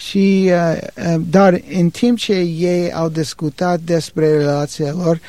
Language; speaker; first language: Romanian; non-native, learner; English